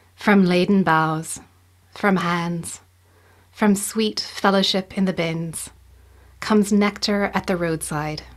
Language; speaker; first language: English; native; English